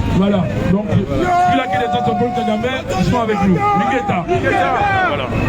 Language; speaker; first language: French; non-native, local second language; Lingala